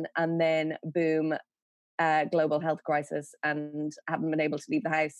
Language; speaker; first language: English; native; English